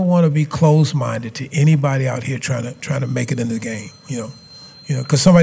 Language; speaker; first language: English; native; English